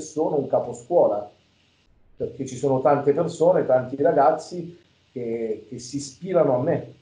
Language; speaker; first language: Italian; native; Italian